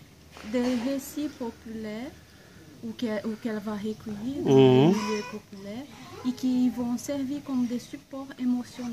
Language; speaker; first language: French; non-native, fluent; Portuguese